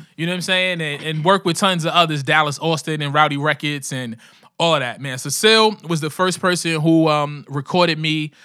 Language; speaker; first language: English; native; English